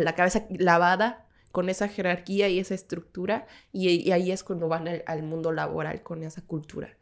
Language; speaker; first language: Spanish; non-native, fluent; Korean